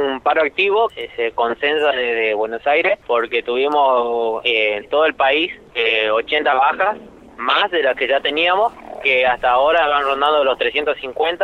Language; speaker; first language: Spanish; native; Spanish